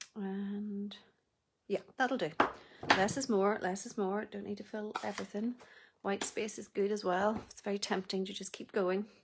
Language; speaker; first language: English; native; English